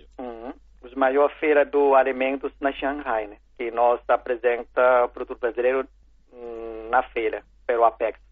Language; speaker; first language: Portuguese; non-native, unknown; Chinese